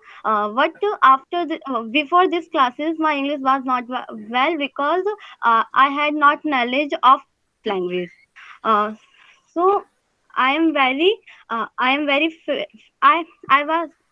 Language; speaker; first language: English; non-native, learner; Hindi